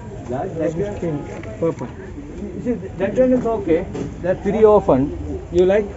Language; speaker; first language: English; non-native, learner; Tamil